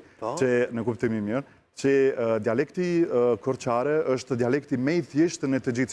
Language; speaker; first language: Albanian; non-native, learner; Italian